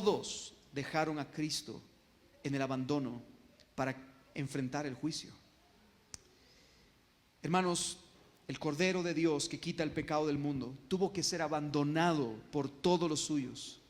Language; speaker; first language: Spanish; native; Spanish